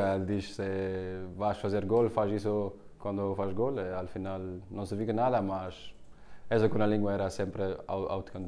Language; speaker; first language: Portuguese; non-native, learner; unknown